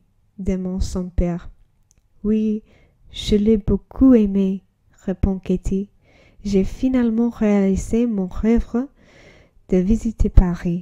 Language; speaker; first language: French; non-native, learner; English